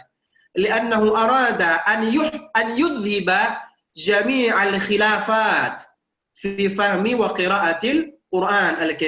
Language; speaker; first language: Arabic; non-native, fluent; Indonesian